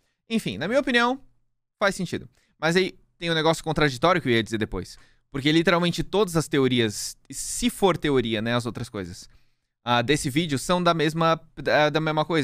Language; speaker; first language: Portuguese; native; Portuguese